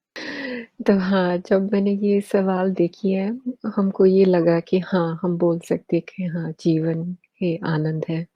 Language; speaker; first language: Hindi; early bilingual, heritage; Hindi